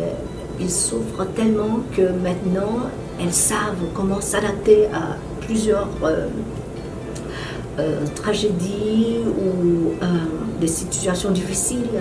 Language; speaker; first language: French; non-native, fluent; Vietnamese